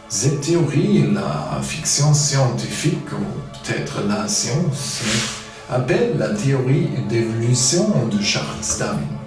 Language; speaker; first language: French; non-native, fluent; German